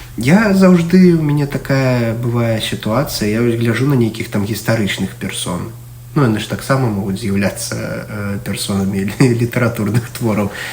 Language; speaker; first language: Belarusian; non-native, local second language; Russian